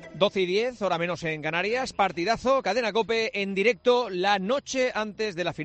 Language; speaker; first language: Spanish; native; Spanish